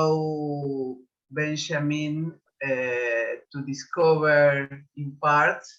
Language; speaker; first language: English; non-native, learner; Spanish